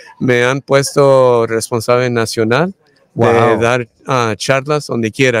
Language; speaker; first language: Spanish; early bilingual, heritage; Spanish